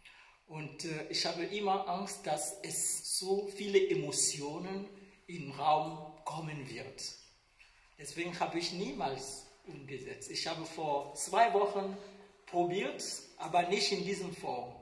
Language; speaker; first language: German; non-native, fluent; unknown